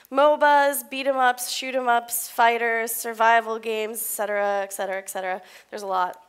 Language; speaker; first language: English; native; English